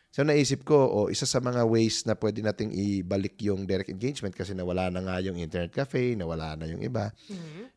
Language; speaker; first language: Filipino; non-native, local second language; Cebuano